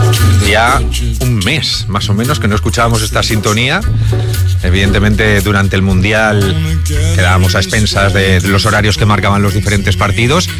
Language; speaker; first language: Spanish; native; Spanish